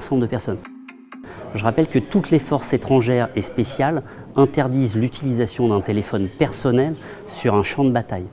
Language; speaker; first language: French; native; French